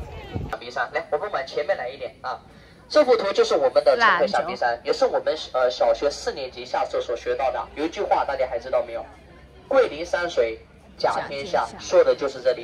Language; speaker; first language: Chinese; native; Chinese